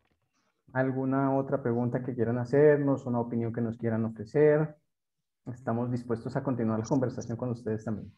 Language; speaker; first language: Spanish; native; Spanish